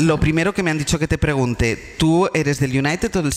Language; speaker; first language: Spanish; native; Spanish